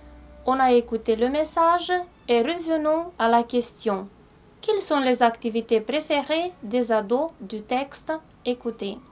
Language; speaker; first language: French; non-native, fluent; Romanian